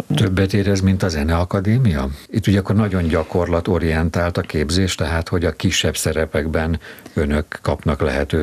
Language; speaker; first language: Hungarian; native; Hungarian